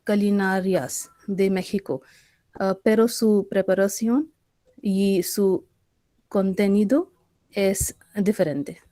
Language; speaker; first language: Spanish; non-native, learner; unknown